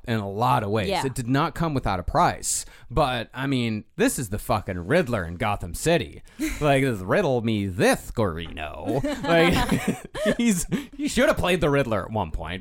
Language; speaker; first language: English; native; English